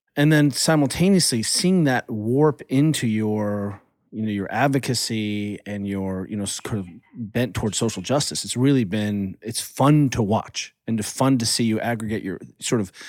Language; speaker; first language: English; early bilingual, other home language; German